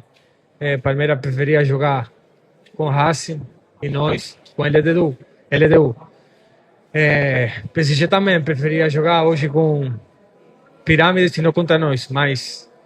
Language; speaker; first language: Portuguese; non-native, fluent; Spanish